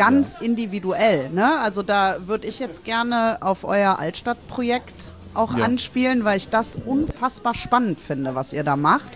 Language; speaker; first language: German; native; German